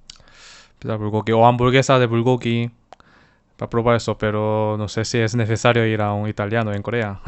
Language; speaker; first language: Spanish; non-native, fluent; Korean